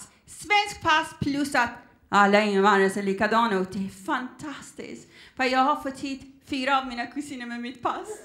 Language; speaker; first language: Swedish; non-native, fluent; Persian